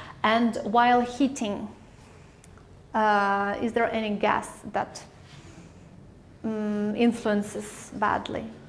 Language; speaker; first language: English; non-native, fluent; Russian